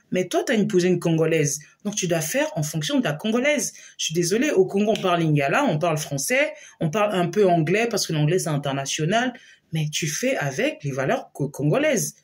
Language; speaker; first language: French; non-native, local second language; Lingala